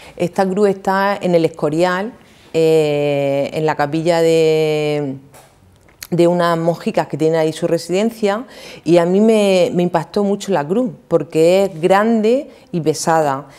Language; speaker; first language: Spanish; native; Spanish